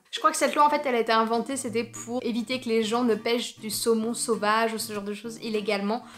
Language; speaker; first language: French; native; French